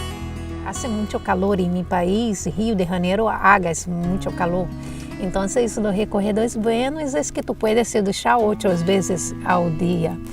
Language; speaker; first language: Spanish; non-native, learner; Portuguese